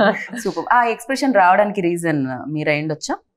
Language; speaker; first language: Telugu; native; Telugu